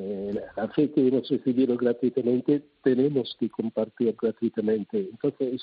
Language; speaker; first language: Spanish; non-native, fluent; Cebuano